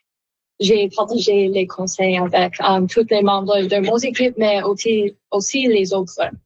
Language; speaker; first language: French; non-native, learner; English